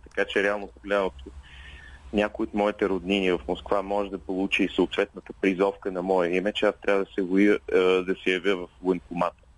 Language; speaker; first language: Bulgarian; native; Bulgarian